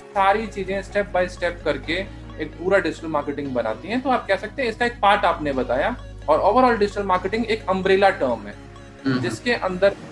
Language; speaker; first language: Hindi; native; Hindi